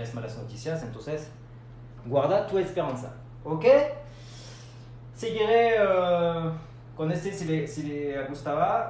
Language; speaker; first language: Spanish; non-native, fluent; French